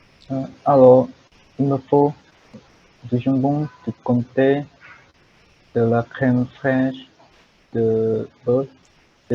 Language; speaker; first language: French; non-native, learner; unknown